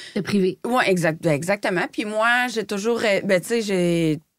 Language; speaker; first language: French; native; French